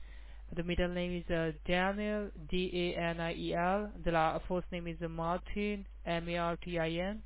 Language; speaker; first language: English; non-native, local second language; Gujarati